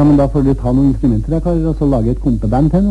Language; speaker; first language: Norwegian; native; Norwegian